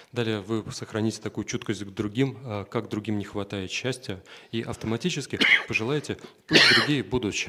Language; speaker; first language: Russian; native; Russian